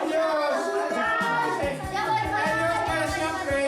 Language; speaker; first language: Spanish; non-native, learner; English